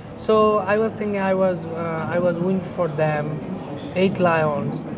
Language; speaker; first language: English; non-native, local second language; Bangla